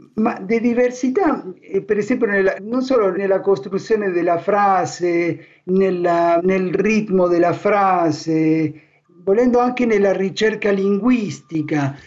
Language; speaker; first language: Italian; non-native, fluent; Spanish